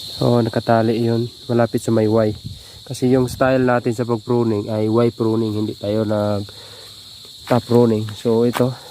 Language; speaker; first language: Filipino; non-native, local second language; Cebuano